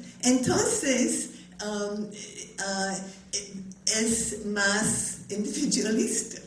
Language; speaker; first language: Spanish; non-native, learner; English